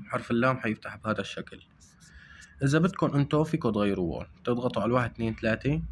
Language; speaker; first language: Arabic; native; Arabic